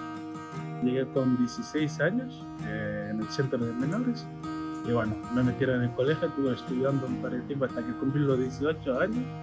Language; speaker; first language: Spanish; non-native, learner; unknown